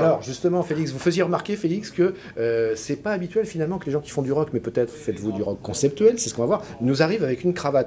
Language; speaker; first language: French; native; French